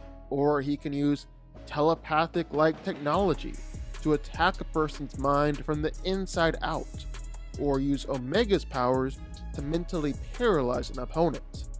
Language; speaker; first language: English; native; English